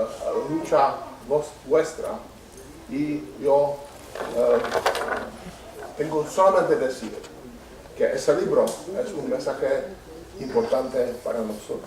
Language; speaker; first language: Spanish; non-native, learner; Czech